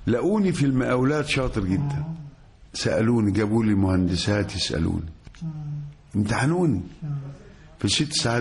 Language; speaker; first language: Arabic; native; Arabic